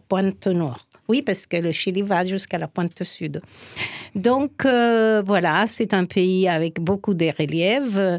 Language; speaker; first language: French; non-native, fluent; Spanish